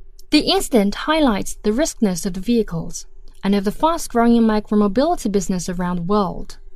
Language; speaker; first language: English; non-native, fluent; Chinese